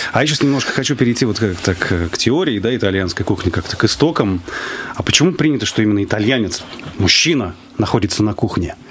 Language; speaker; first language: Russian; native; Russian